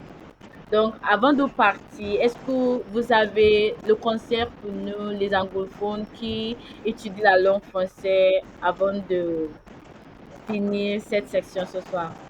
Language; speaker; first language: French; non-native, learner; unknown